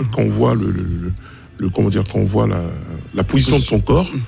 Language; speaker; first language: French; native; French